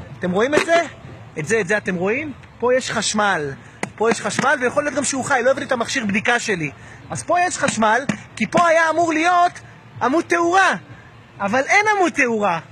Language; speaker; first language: Hebrew; native; Hebrew